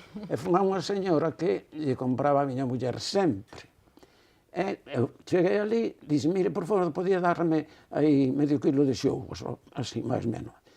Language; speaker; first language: Galician; non-native, local second language; Spanish